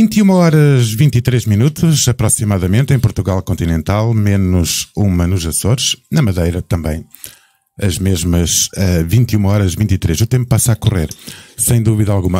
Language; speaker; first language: Portuguese; native; Portuguese